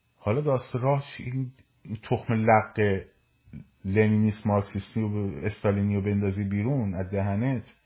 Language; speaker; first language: Persian; native; Persian